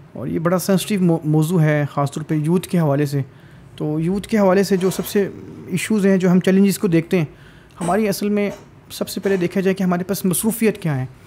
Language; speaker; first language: Urdu; native; Urdu